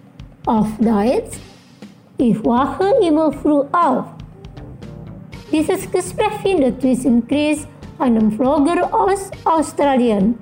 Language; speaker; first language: German; non-native, fluent; Indonesian